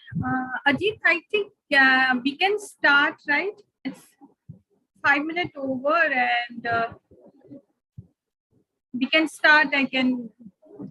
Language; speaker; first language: English; non-native, local second language; Punjabi